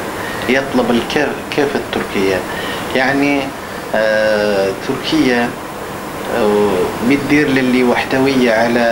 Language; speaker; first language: Arabic; non-native, learner; Turkish